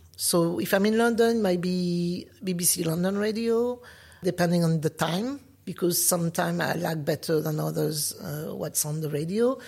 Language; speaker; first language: English; non-native, fluent; French